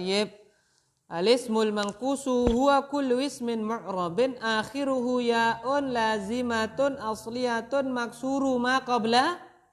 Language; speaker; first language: Arabic; non-native, fluent; Indonesian